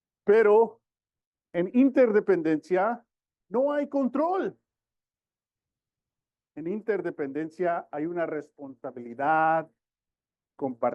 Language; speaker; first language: Spanish; early bilingual, heritage; Spanish